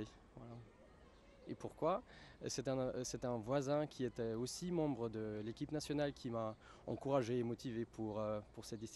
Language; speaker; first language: French; non-native, fluent; German